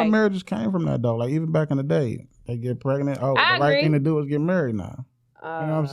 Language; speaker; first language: English; native; English